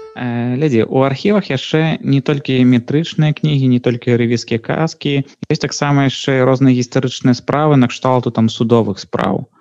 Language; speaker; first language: Belarusian; non-native, local second language; Russian